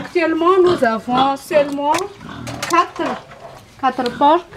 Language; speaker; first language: French; non-native, local second language; Malagasy